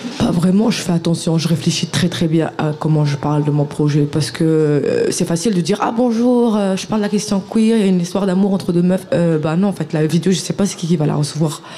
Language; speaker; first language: French; non-native, local second language; Arabic